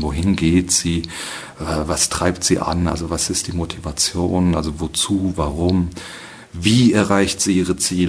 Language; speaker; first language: German; native; German